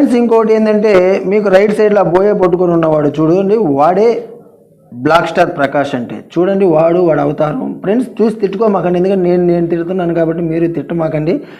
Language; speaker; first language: Telugu; non-native, local second language; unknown